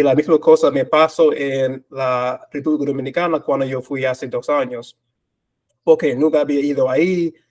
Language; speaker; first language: Spanish; non-native, fluent; English